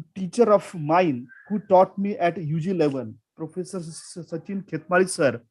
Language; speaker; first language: English; non-native, local second language; Marathi